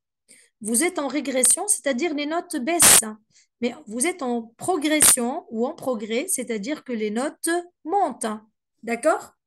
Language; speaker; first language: French; non-native, fluent; Arabic